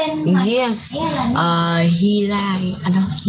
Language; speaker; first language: English; non-native, learner; Vietnamese